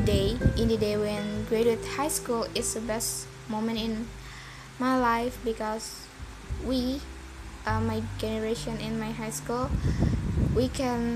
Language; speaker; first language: English; non-native, learner; Indonesian